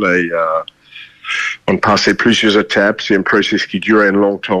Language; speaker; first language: French; non-native, fluent; English